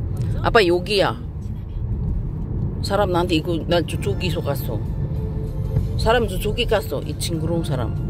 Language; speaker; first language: Korean; non-native, learner; Filipino